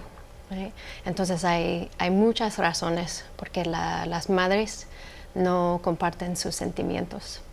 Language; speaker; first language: Spanish; non-native, fluent; English